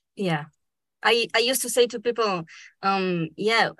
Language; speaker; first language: English; non-native, fluent; Spanish